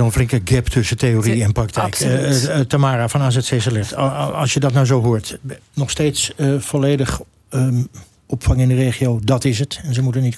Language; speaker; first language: Dutch; native; Dutch